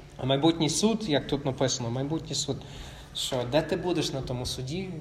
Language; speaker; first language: Ukrainian; non-native, fluent; English